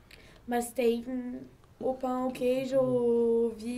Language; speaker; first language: Portuguese; non-native, learner; French